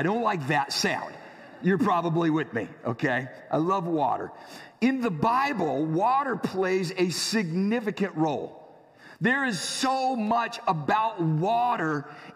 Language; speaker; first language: English; native; English